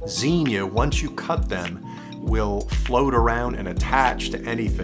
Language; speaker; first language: English; native; English